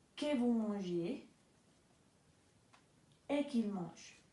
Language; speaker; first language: French; non-native, learner; Spanish